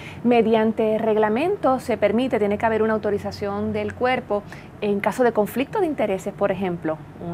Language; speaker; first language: Spanish; native; Spanish